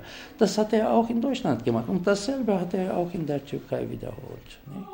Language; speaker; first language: German; non-native, fluent; Turkish